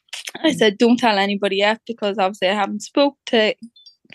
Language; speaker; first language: English; native; English